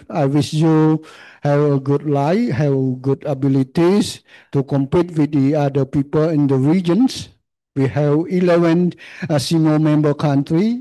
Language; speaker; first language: English; non-native, learner; Khmer